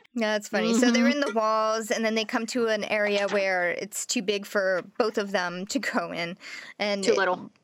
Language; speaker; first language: English; native; English